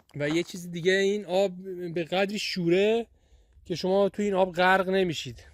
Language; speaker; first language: Persian; native; Persian